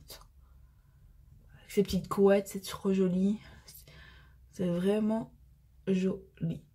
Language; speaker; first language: French; native; French